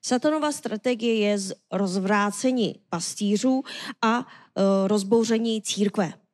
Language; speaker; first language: Czech; non-native, learner; Korean